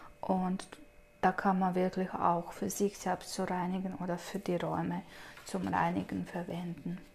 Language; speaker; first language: German; non-native, fluent; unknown